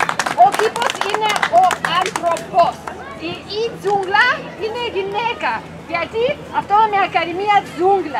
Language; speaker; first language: Greek; non-native, learner; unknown